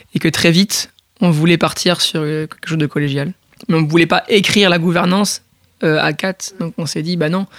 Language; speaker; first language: French; native; French